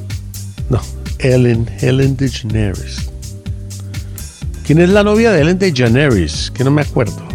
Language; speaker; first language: Spanish; native; Spanish